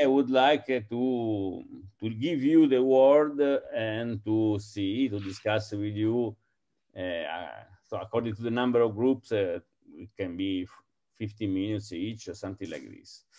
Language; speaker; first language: English; non-native, fluent; Italian